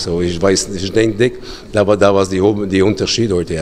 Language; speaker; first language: German; non-native, learner; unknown